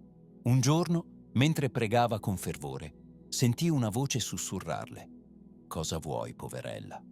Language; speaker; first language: Italian; native; Italian